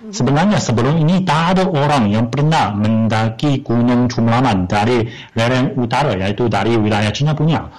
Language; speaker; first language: Malay; non-native, fluent; Chinese